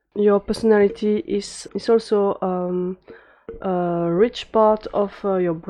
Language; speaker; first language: English; non-native, fluent; French